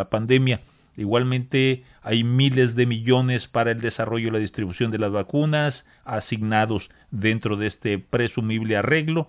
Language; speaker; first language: Spanish; native; Spanish